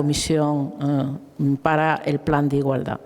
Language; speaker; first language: Spanish; native; Spanish